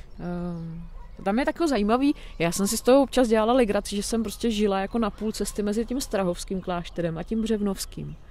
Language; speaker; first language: Czech; native; Czech